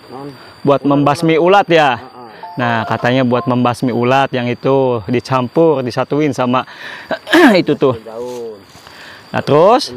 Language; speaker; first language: Indonesian; native; Indonesian